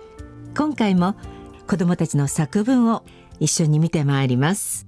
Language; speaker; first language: Japanese; native; Japanese